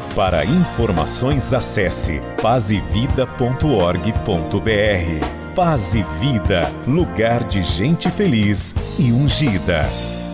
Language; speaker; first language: Portuguese; native; Portuguese